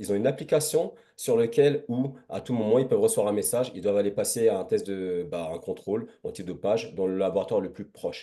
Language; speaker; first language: French; native; French